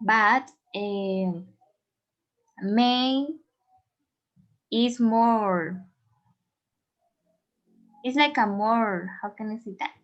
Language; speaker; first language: English; non-native, learner; Spanish